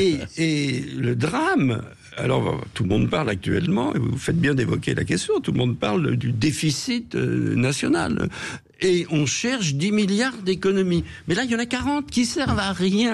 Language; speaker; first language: French; native; French